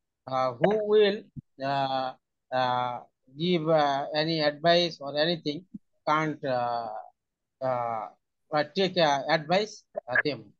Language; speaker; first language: English; non-native, learner; Bangla